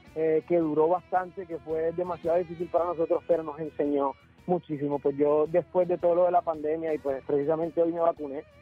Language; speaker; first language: Spanish; native; Spanish